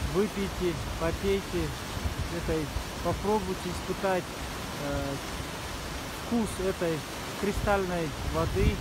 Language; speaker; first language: Russian; non-native, local second language; Kyrgyz